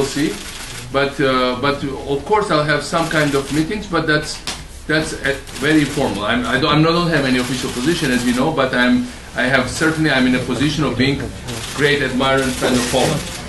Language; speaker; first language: English; non-native, fluent; Georgian